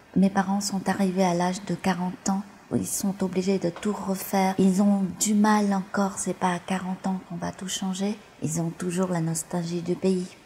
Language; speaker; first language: French; early bilingual, other home language; Vietnamese